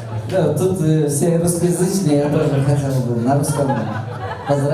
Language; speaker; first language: Russian; non-native, local second language; Kyrgyz